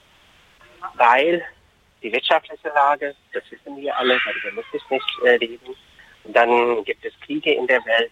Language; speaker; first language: German; non-native, fluent; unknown